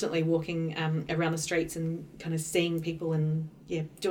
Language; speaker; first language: English; native; English